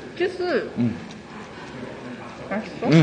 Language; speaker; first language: Korean; non-native, learner; Japanese